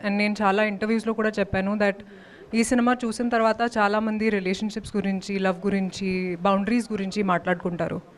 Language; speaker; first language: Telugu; non-native, fluent; Hindi